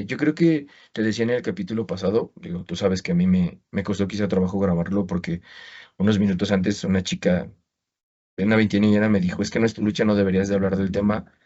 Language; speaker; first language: Spanish; native; Spanish